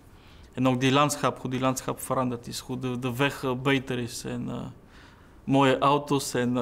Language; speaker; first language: Dutch; non-native, fluent; Bulgarian